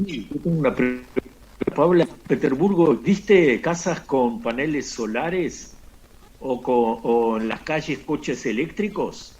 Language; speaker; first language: Spanish; non-native, fluent; Russian